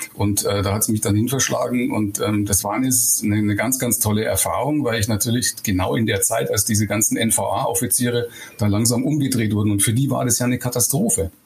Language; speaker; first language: German; native; German